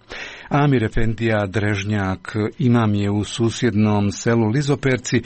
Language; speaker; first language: Croatian; native; Croatian